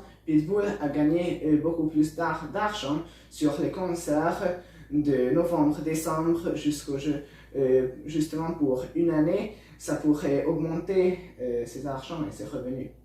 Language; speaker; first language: French; non-native, learner; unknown